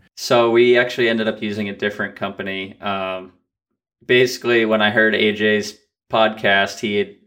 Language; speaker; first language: English; native; English